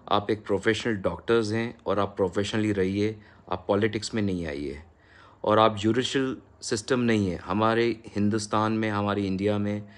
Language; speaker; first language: Hindi; native; Hindi